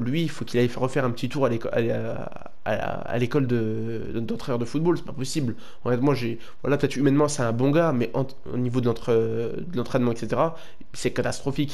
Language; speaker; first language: French; native; French